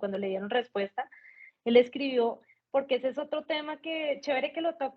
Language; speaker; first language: Spanish; native; Spanish